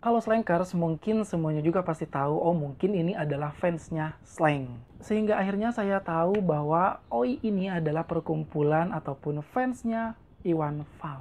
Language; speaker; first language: Indonesian; native; Indonesian